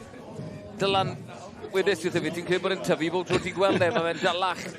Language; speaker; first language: Welsh; native; Welsh